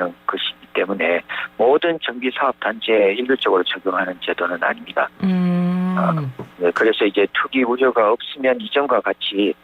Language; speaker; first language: Korean; native; Korean